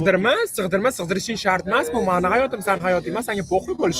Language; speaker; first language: Uzbek; non-native, local second language; Kara-Kalpak